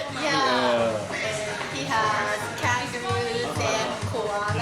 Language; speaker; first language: English; non-native, learner; Chinese